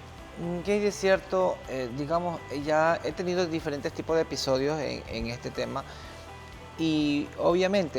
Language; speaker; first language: Spanish; native; Spanish